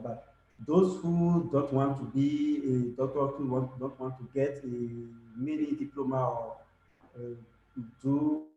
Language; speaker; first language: English; non-native, learner; French